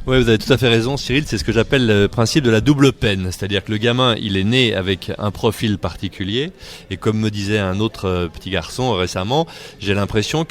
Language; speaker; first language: French; native; French